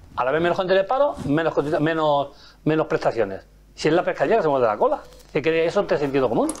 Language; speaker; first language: Spanish; native; Spanish